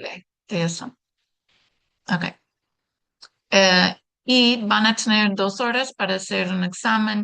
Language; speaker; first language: Spanish; non-native, fluent; English